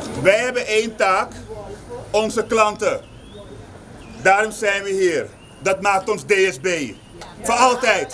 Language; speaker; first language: Dutch; native; Dutch